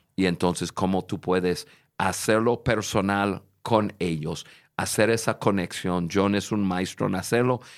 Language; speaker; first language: Spanish; non-native, fluent; English